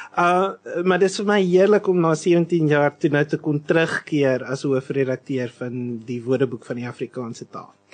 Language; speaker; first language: Afrikaans; native; Afrikaans